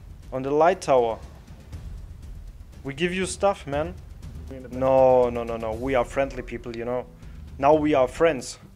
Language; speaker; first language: English; non-native, learner; German